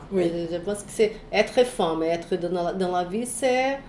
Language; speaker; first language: French; non-native, fluent; Portuguese